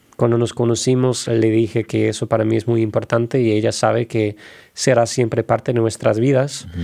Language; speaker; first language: Spanish; non-native, fluent; English